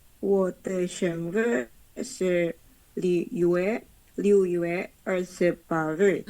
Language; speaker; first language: Chinese; non-native, learner; Indonesian